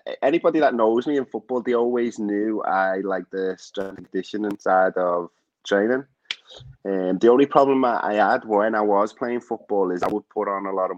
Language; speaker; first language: English; native; English